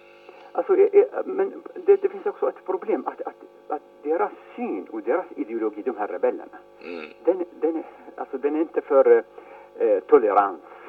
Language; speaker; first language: Swedish; non-native, fluent; Arabic